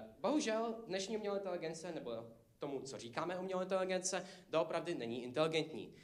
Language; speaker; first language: Czech; non-native, fluent; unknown